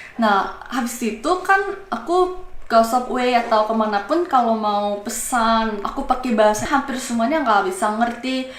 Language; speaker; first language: Indonesian; non-native, fluent; Korean